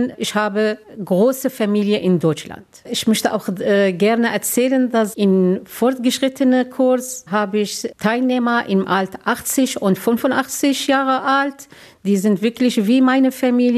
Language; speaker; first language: German; non-native, learner; Arabic